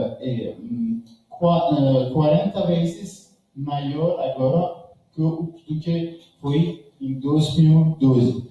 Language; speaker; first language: Portuguese; non-native, learner; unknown